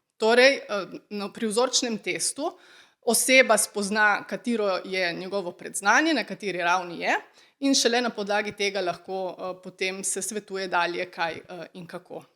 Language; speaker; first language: Slovenian; native; Slovenian